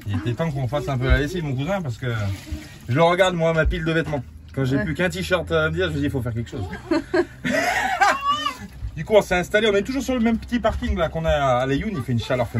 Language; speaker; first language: French; native; French